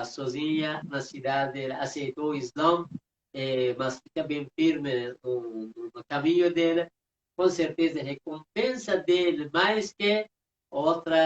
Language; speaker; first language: Portuguese; non-native, fluent; Persian